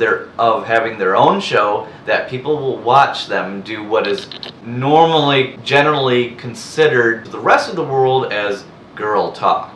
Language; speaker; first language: English; native; English